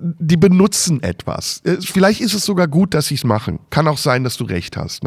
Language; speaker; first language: German; early bilingual, other home language; Turkish